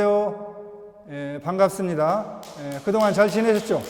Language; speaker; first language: Korean; native; Korean